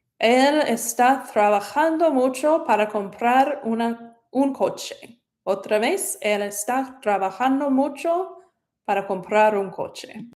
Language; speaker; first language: Spanish; non-native, fluent; English